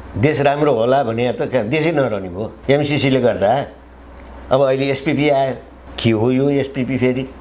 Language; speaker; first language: Nepali; native; Nepali